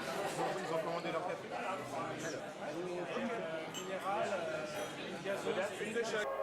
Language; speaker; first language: French; non-native, fluent; Swedish